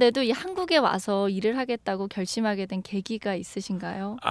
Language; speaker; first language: Korean; native; Korean